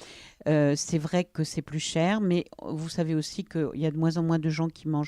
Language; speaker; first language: French; native; French